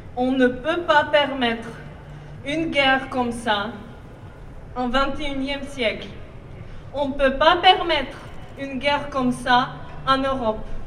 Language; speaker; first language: French; non-native, fluent; Ukrainian